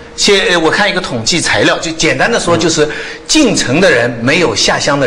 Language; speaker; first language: Chinese; native; Chinese